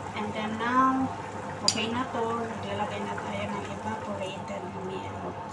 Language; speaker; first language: Filipino; non-native, local second language; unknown